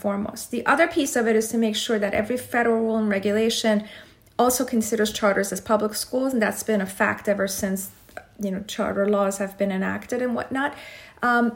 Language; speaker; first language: English; non-native, fluent; Persian